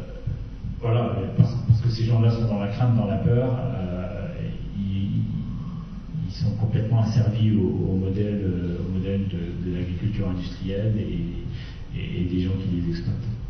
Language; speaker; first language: French; native; French